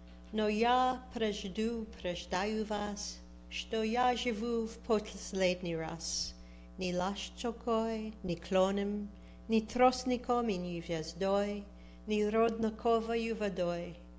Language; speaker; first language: Russian; non-native, fluent; English